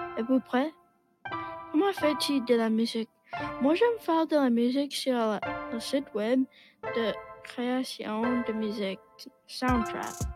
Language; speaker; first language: French; non-native, learner; English